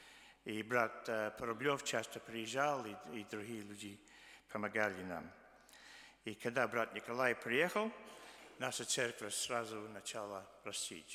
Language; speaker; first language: Russian; early bilingual, heritage; Russian